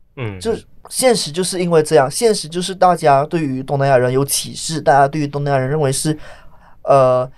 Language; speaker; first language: Chinese; native; Chinese